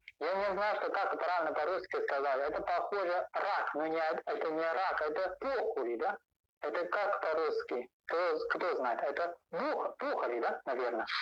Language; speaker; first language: Russian; non-native, learner; Chinese